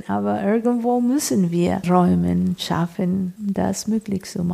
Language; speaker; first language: German; non-native, fluent; Spanish